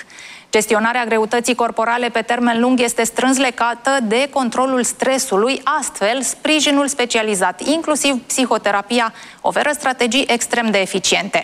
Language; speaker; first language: Romanian; native; Romanian